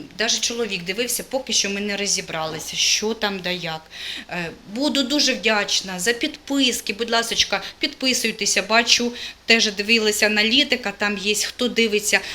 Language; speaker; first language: Ukrainian; non-native, local second language; Russian